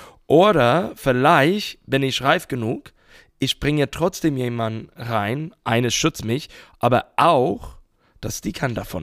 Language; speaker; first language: German; non-native, fluent; English